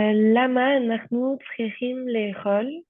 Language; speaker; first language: Hebrew; non-native, learner; French